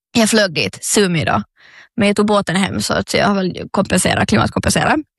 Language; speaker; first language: Swedish; native; Swedish